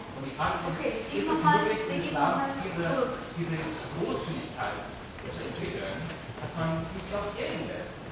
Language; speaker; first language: German; non-native, fluent; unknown